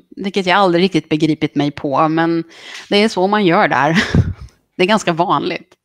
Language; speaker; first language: Swedish; early bilingual, other home language; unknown